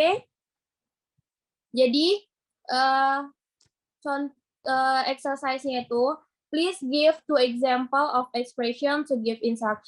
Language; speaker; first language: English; non-native, learner; Indonesian